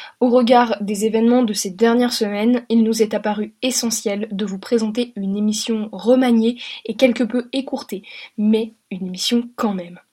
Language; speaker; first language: French; native; French